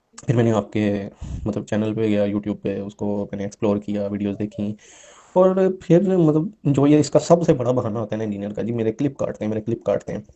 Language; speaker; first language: Urdu; non-native, local second language; Punjabi